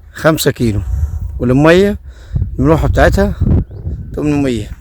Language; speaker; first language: Arabic; native; Arabic